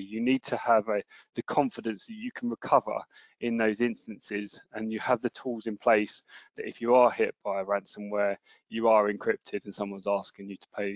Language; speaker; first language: English; native; English